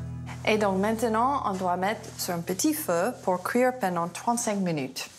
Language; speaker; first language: French; non-native, fluent; English